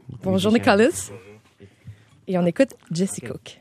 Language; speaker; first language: French; native; French